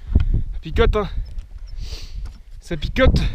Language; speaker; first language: French; native; French